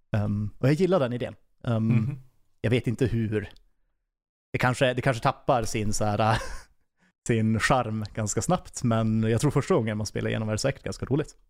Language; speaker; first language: Swedish; native; Swedish